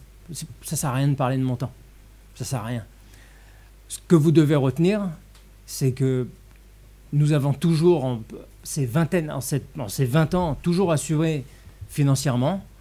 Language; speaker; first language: French; native; French